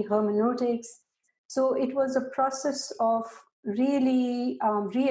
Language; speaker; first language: English; non-native, local second language; Urdu